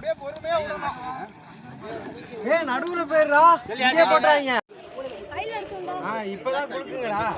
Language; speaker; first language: Tamil; native; Tamil